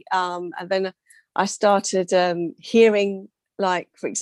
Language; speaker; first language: English; native; English